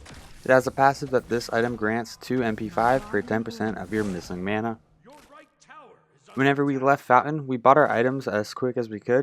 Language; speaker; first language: English; native; English